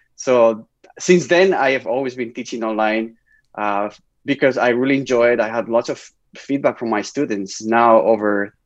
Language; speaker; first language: English; non-native, fluent; Spanish